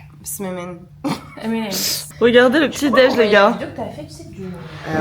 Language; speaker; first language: French; native; French